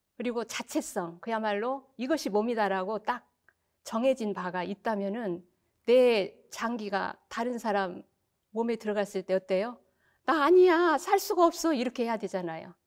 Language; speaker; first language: Korean; native; Korean